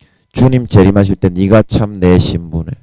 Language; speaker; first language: Korean; native; Korean